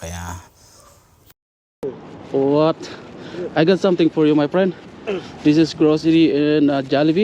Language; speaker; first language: English; non-native, learner; Filipino